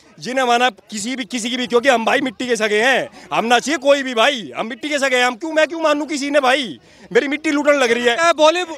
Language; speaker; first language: Hindi; native; Hindi